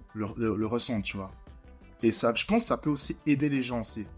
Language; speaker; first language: French; native; French